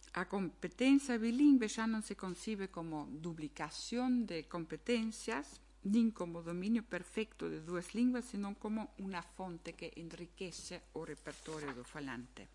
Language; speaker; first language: Galician; non-native, fluent; German